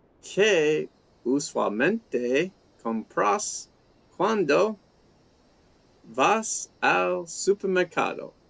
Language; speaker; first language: Spanish; non-native, learner; English